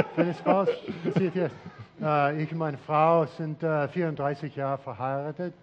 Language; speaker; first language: German; non-native, learner; English